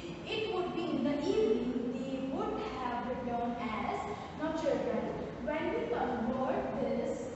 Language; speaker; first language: English; non-native, local second language; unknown